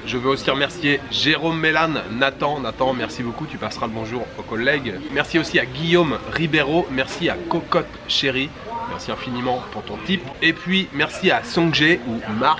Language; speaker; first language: French; native; French